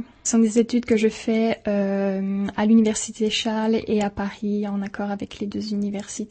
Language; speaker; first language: French; native; French